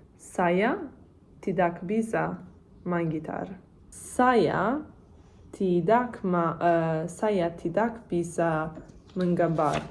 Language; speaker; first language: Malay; non-native, learner; Italian